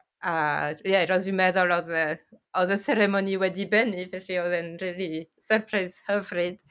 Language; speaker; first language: Welsh; non-native, fluent; French